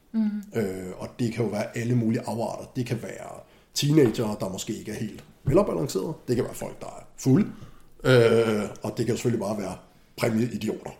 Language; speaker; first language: Danish; native; Danish